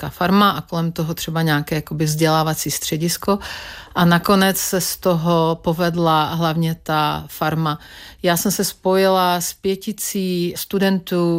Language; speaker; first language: Czech; native; Czech